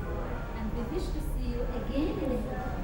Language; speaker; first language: English; non-native, fluent; Persian